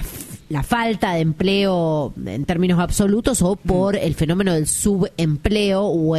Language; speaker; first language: Spanish; native; Spanish